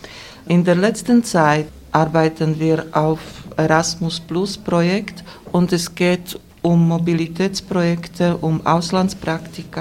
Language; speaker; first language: German; non-native, fluent; Slovak